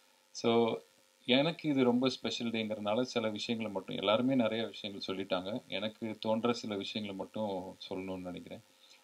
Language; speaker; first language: Tamil; native; Tamil